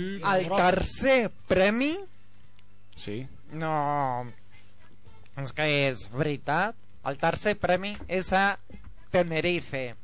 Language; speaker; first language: Catalan; non-native, local second language; Spanish